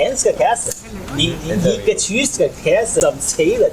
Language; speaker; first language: Danish; non-native, learner; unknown